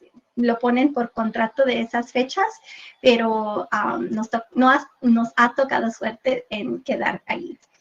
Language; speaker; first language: Spanish; early bilingual, heritage; English